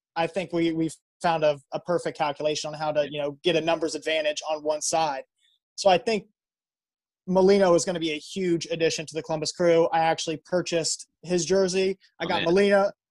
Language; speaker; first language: English; native; English